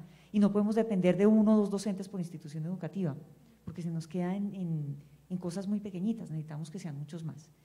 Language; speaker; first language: Spanish; native; Spanish